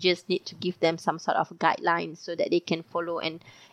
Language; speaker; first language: English; non-native, local second language; Malay